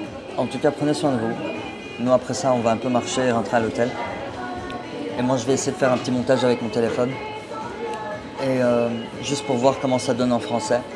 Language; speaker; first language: French; early bilingual, heritage; Turkish